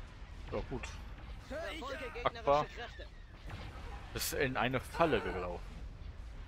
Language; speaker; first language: German; native; German